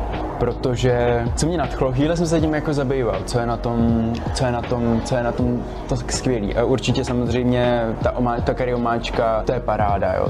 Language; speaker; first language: Czech; native; Czech